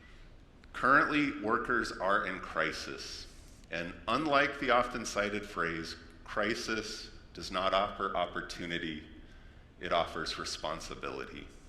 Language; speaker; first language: English; native; English